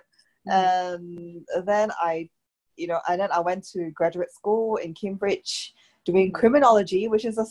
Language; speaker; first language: English; native; English